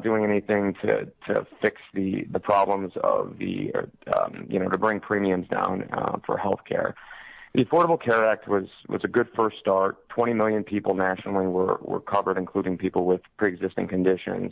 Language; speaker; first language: English; native; English